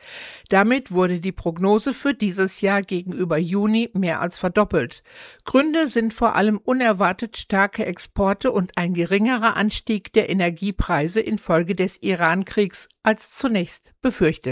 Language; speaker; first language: German; native; German